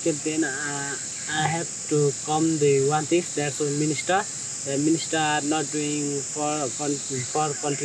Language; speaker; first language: English; non-native, learner; Nepali